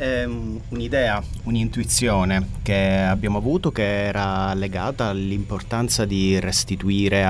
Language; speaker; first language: Italian; native; Italian